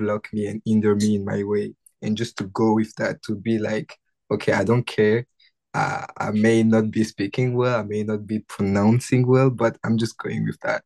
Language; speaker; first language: English; non-native, fluent; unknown